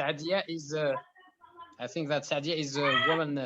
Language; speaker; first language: English; non-native, local second language; Arabic